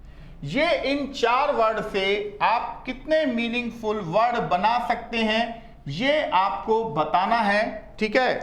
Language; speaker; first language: Hindi; native; Hindi